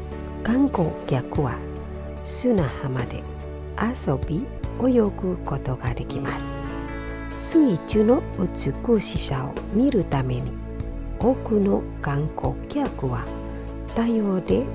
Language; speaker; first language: Japanese; non-native, fluent; Indonesian